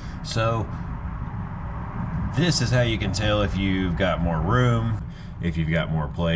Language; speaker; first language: English; native; English